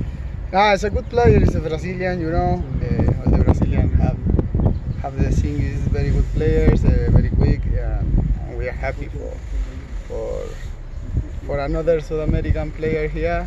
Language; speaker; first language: English; non-native, learner; Spanish